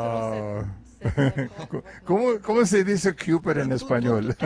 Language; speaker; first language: Spanish; early bilingual, other home language; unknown